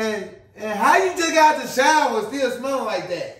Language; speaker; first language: English; native; English